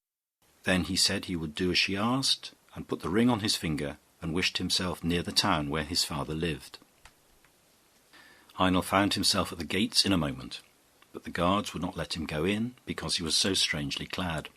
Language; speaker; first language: English; native; English